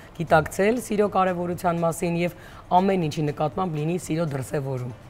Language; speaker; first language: Armenian; native; Armenian